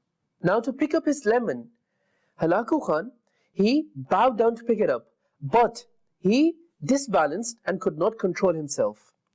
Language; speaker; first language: English; non-native, local second language; Urdu